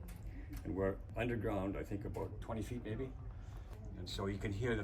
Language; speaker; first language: English; native; English